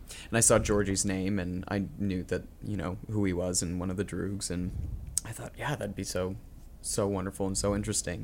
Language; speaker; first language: English; native; English